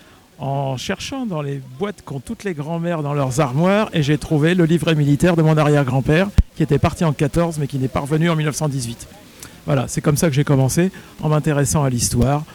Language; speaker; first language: French; native; French